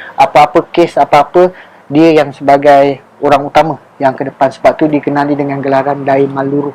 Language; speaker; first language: Malay; native; Malay